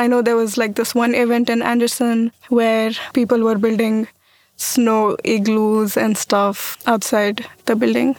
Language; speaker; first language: English; non-native, local second language; Marathi